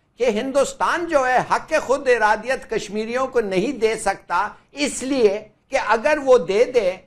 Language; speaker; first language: Urdu; native; Urdu